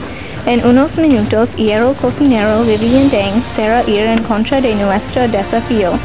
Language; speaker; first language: Spanish; non-native, learner; English